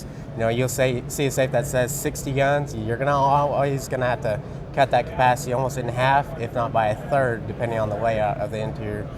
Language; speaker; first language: English; native; English